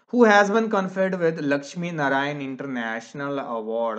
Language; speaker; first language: English; non-native, local second language; Punjabi